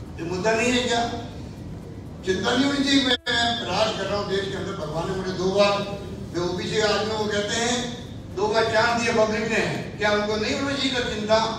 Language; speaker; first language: Hindi; native; Hindi